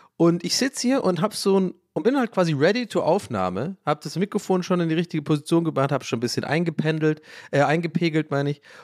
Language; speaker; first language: German; early bilingual, other home language; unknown